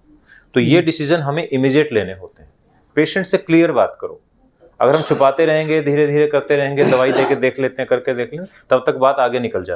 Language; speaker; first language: Hindi; native; Hindi